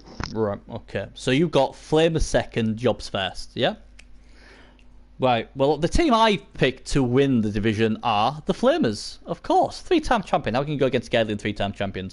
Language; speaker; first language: English; native; English